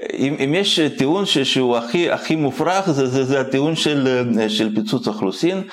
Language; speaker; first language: Hebrew; non-native, fluent; Russian